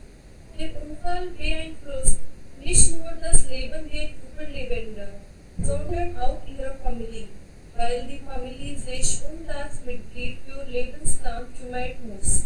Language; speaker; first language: German; non-native, learner; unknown